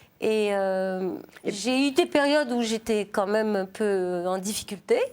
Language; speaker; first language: French; native; French